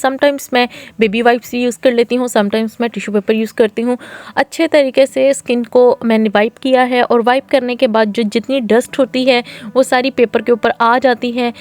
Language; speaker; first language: Urdu; native; Urdu